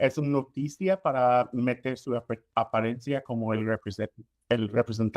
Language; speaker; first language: Spanish; non-native, fluent; English